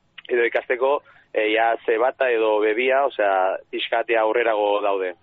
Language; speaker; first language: Basque; non-native, learner; Catalan